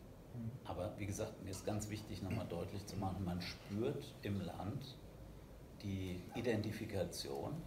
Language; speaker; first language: German; native; German